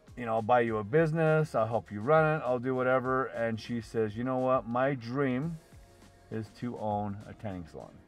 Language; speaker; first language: English; native; English